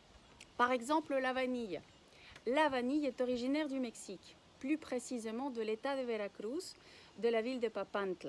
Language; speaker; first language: French; non-native, fluent; Spanish